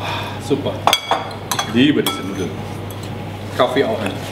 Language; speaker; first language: German; non-native, learner; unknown